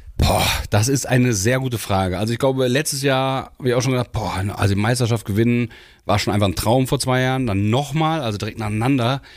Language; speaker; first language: German; native; German